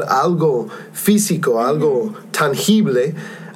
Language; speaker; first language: Spanish; non-native, fluent; English